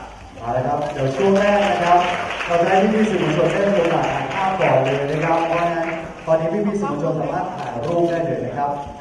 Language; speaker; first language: Thai; native; Thai